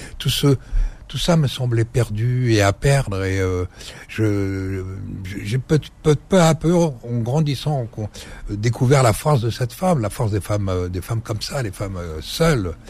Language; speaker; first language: French; early bilingual, other home language; Arabic